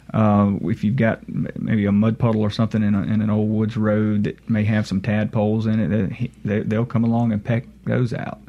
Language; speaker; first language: English; native; English